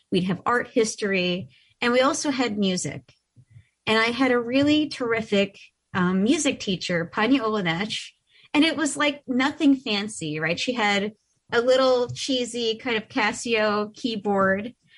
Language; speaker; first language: English; early bilingual, other home language; Ukrainian